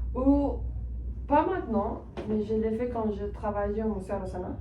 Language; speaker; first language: French; non-native, fluent; Spanish